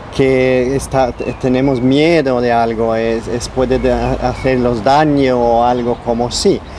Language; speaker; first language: Spanish; non-native, learner; Swedish